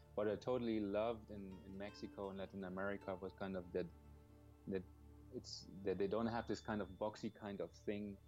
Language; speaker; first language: English; non-native, fluent; German